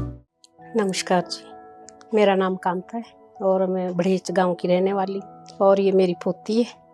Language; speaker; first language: Hindi; non-native, local second language; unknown